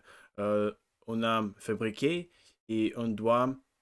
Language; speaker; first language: French; non-native, learner; Russian